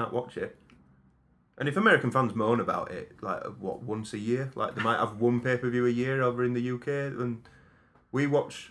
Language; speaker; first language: English; native; English